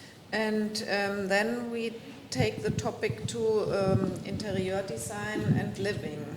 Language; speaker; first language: English; non-native, fluent; German